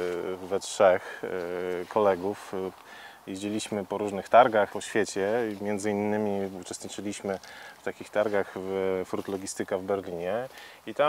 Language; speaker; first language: Polish; native; Polish